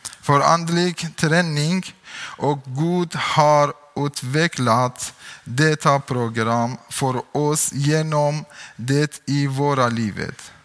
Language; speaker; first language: Swedish; non-native, learner; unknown